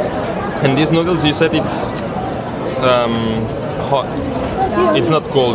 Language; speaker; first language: English; non-native, fluent; Spanish